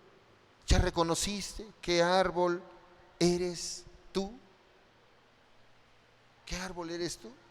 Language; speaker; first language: Spanish; native; Spanish